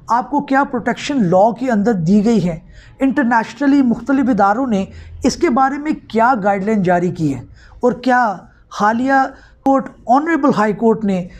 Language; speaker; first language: Urdu; non-native, local second language; Punjabi